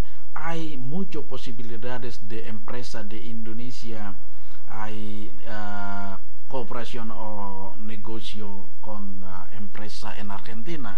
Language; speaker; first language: Spanish; non-native, learner; Indonesian